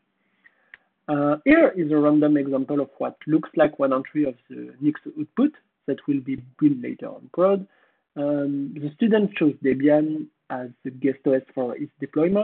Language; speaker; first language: English; non-native, fluent; French